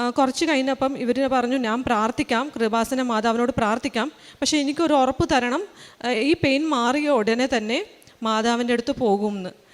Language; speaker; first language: Malayalam; early bilingual, heritage; Malayalam